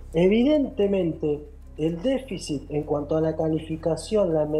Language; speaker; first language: Spanish; native; Spanish